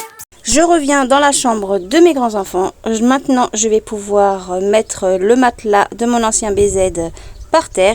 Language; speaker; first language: French; native; French